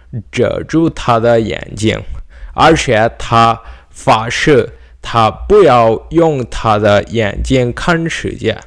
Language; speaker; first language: Chinese; non-native, learner; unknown